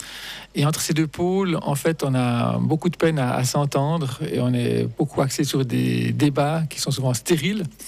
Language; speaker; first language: French; native; French